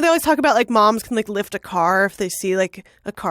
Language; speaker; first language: English; native; English